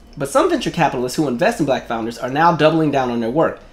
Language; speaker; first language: English; native; English